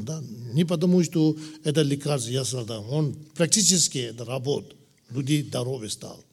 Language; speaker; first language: Russian; non-native, learner; Tibetan